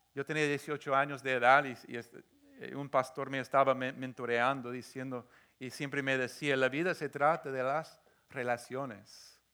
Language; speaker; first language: Spanish; non-native, fluent; English